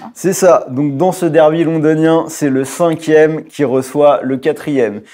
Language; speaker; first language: French; native; French